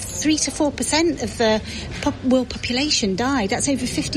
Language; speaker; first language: English; native; English